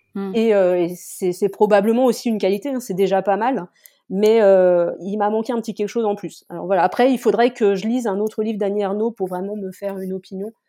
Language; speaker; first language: French; native; French